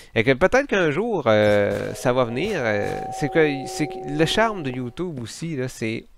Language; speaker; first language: French; native; French